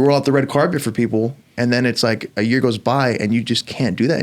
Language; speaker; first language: English; native; English